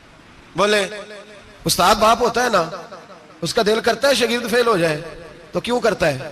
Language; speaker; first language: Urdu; non-native, local second language; Punjabi